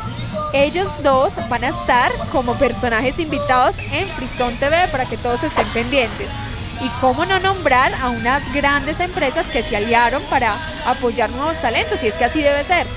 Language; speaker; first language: Spanish; native; Spanish